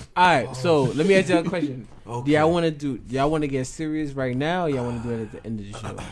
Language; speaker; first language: English; native; English